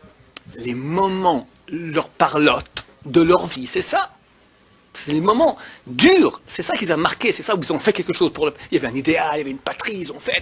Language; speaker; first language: French; native; French